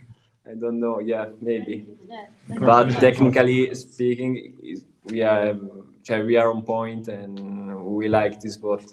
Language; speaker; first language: English; non-native, learner; Italian